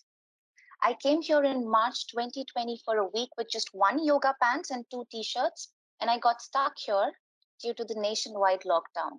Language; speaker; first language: English; non-native, local second language; Hindi